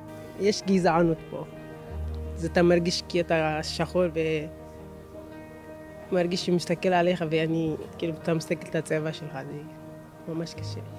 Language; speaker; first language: Hebrew; non-native, learner; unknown